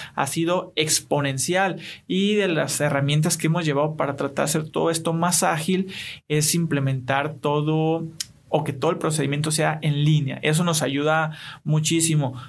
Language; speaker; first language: Spanish; native; Spanish